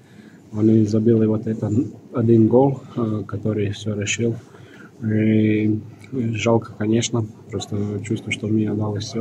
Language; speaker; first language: Russian; non-native, fluent; Croatian